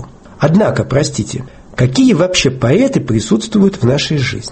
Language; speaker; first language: Russian; native; Russian